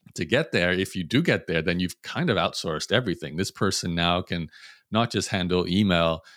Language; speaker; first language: English; native; English